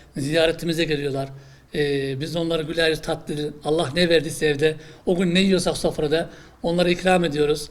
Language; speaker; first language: Turkish; native; Turkish